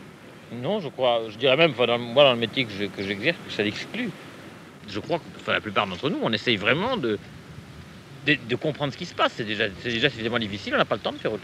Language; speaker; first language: French; native; French